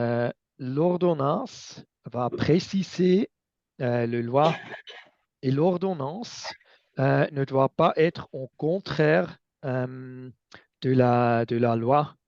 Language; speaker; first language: French; non-native, fluent; German